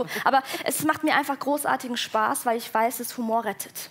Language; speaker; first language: German; early bilingual, other home language; Persian